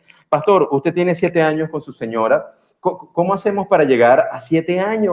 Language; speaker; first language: Spanish; native; Spanish